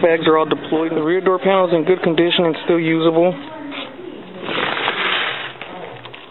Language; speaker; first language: English; native; English